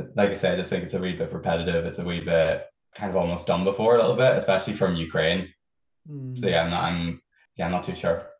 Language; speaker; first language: English; native; English